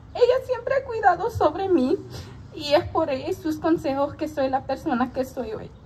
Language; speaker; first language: Spanish; early bilingual, heritage; Spanish